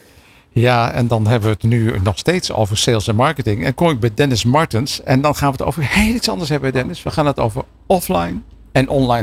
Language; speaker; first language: Dutch; native; Dutch